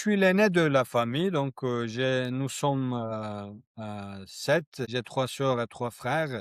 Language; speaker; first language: French; non-native, learner; Kurdish